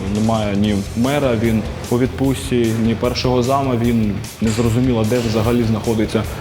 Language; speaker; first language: Ukrainian; native; Ukrainian